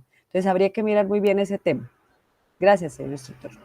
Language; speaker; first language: Spanish; native; Spanish